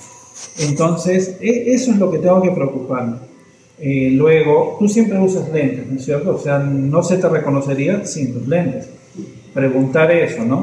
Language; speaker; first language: Spanish; native; Spanish